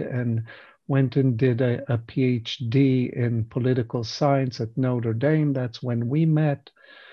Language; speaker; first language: English; non-native, fluent; Hebrew